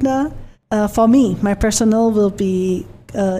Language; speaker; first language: English; non-native, local second language; Min Nan Chinese